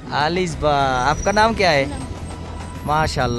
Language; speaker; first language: Hindi; non-native, learner; Bangla